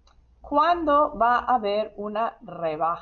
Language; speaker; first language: Spanish; non-native, fluent; English